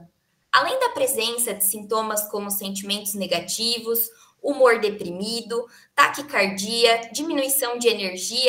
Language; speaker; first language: Portuguese; native; Portuguese